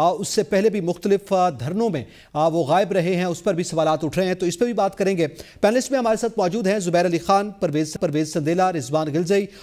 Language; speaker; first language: Urdu; native; Urdu